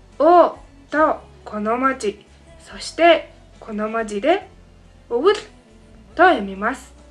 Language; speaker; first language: Japanese; non-native, fluent; Mongolian